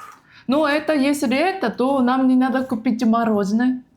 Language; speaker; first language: Russian; non-native, learner; Japanese